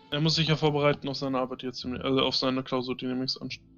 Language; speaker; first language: German; native; German